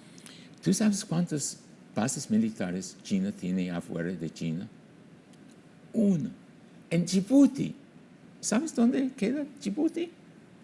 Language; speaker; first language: Spanish; non-native, fluent; English